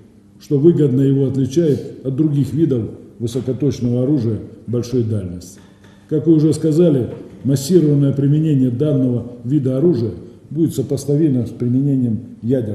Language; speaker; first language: Russian; native; Russian